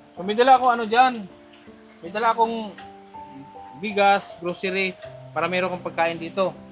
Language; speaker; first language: Filipino; native; Filipino